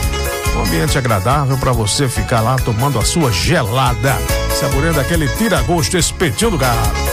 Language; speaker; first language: Portuguese; native; Portuguese